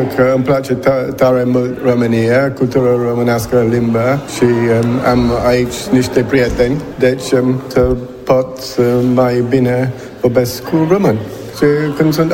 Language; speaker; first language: Romanian; non-native, learner; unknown